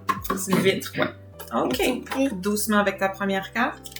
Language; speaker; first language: French; native; French